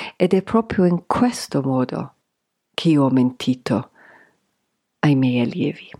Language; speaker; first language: Italian; non-native, fluent; English